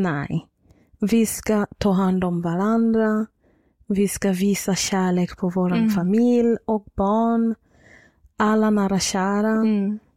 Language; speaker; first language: Swedish; non-native, fluent; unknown